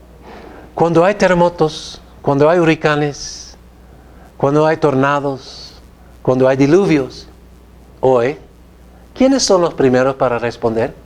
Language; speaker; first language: Spanish; non-native, fluent; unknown